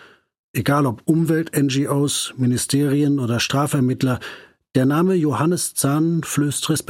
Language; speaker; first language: German; native; German